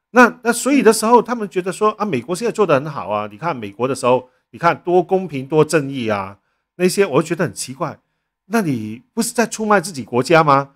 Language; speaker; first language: Chinese; non-native, local second language; Cantonese